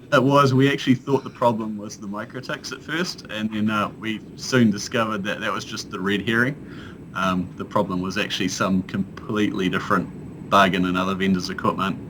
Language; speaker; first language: English; native; English